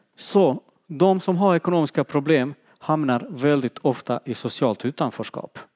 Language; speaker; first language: Swedish; non-native, fluent; Bosnian